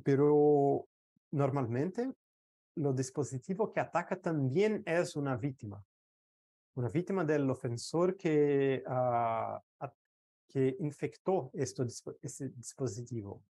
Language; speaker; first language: Spanish; non-native, fluent; Portuguese